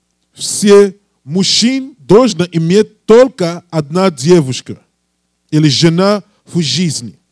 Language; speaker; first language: Russian; non-native, learner; English